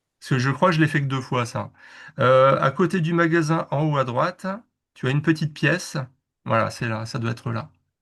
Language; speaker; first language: French; native; French